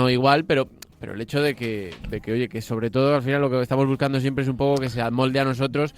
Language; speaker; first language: Spanish; native; Spanish